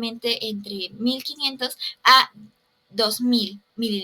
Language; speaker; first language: Spanish; native; Spanish